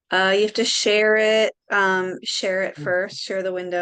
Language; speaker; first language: English; native; English